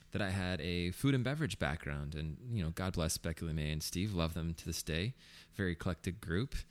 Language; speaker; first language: English; early bilingual, other home language; Spanish